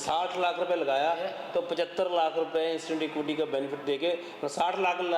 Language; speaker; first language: Hindi; non-native, local second language; Punjabi